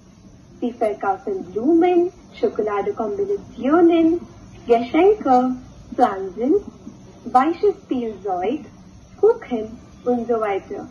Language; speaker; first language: German; non-native, learner; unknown